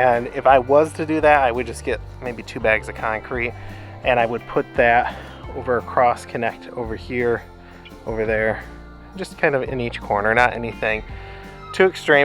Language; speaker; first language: English; native; English